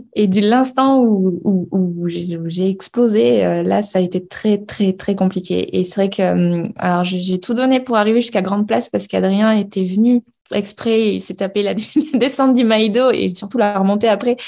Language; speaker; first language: French; native; French